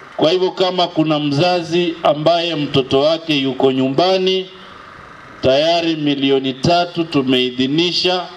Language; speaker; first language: Swahili; non-native, local second language; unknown